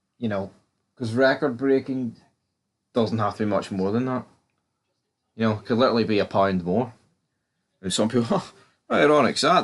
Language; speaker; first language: English; native; English